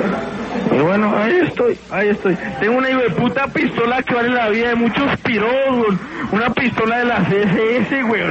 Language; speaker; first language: Spanish; native; Spanish